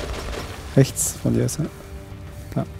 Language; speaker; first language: German; native; German